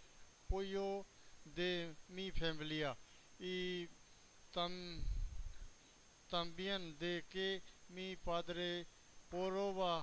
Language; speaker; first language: Spanish; non-native, learner; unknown